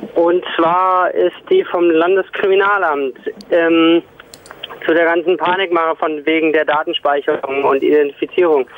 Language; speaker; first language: German; non-native, fluent; Spanish